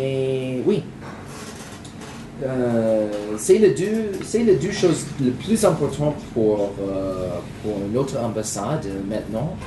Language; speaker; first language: French; non-native, learner; English